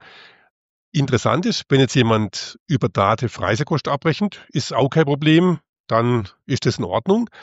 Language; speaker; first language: German; native; German